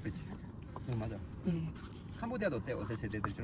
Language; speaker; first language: Korean; native; Korean